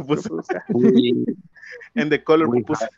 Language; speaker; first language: English; non-native, learner; Spanish